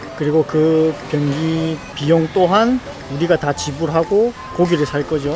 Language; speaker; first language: Korean; native; Korean